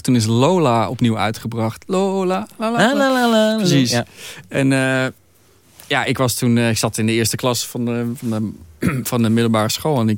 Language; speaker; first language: Dutch; native; Dutch